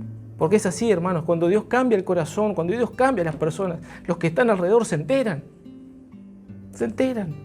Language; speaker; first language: Spanish; native; Spanish